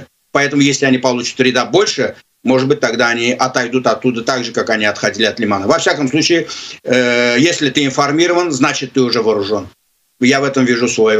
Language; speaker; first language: Russian; non-native, local second language; Azerbaijani